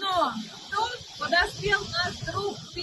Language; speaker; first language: Russian; native; Russian